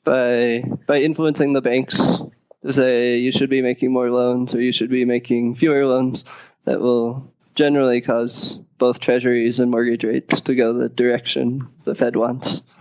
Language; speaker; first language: English; native; English